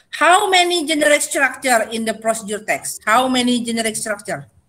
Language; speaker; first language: English; non-native, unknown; Indonesian